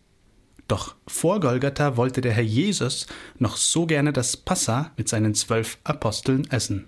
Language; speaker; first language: German; native; German